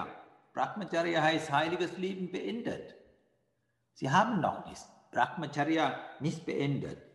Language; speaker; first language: German; non-native, fluent; Sinhala